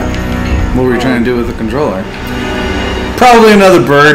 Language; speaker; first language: English; native; English